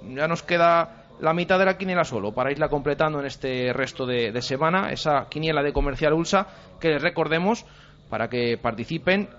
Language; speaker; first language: Spanish; native; Spanish